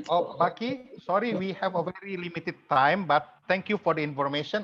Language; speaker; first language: English; non-native, fluent; Indonesian